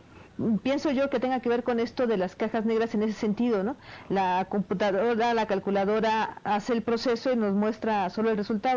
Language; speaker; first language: Spanish; native; Spanish